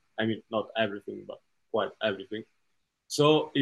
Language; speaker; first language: English; non-native, fluent; Italian